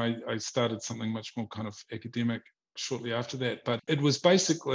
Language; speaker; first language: English; native; English